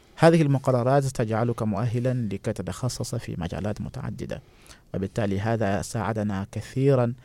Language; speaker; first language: Arabic; non-native, fluent; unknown